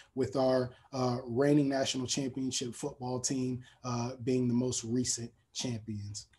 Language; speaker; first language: English; native; English